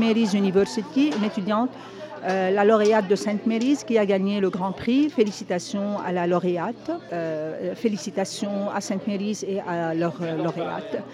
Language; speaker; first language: French; non-native, local second language; Arabic